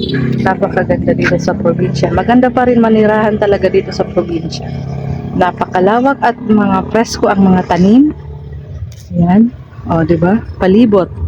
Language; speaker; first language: Filipino; non-native, local second language; Bikol